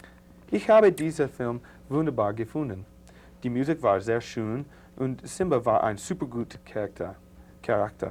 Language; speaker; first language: German; non-native, learner; English